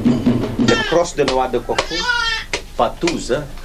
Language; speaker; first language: French; non-native, fluent; Sinhala